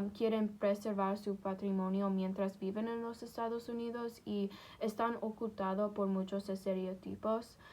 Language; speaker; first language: Spanish; non-native, fluent; English